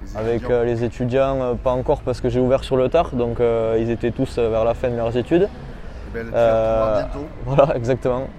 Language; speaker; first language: French; native; French